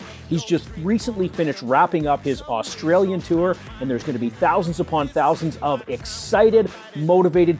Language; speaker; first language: English; native; English